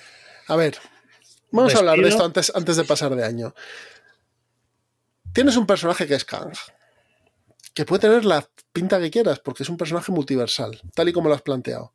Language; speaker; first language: Spanish; native; Spanish